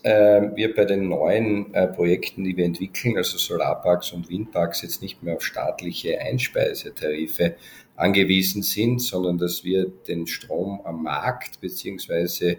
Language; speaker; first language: German; native; German